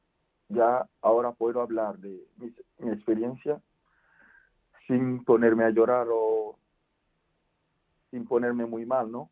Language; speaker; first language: Spanish; non-native, fluent; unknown